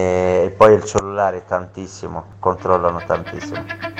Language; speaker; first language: Italian; non-native, learner; Arabic